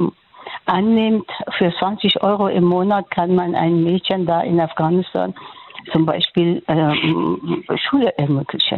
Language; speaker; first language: German; non-native, fluent; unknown